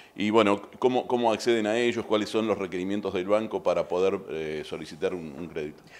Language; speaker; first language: Spanish; native; Spanish